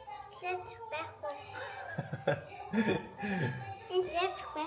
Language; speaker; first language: Mongolian; early bilingual, heritage; Mongolian